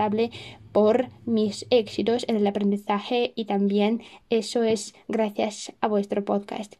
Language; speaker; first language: Spanish; non-native, fluent; Russian